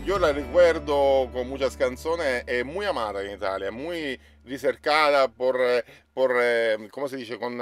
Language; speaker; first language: Spanish; non-native, learner; Italian